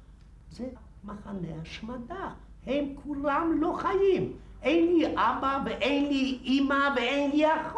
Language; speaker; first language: Hebrew; non-native, fluent; Polish